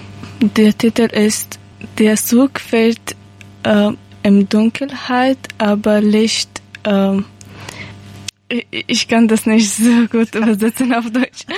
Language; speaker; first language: German; non-native, learner; Persian